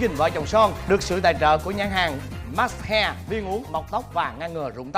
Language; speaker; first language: Vietnamese; native; Vietnamese